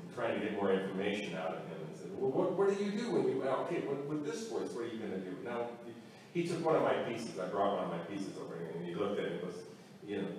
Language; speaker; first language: English; native; English